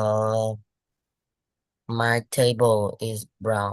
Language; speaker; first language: English; non-native, learner; Vietnamese